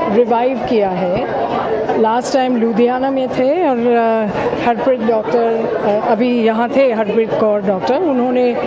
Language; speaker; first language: Hindi; non-native, local second language; Punjabi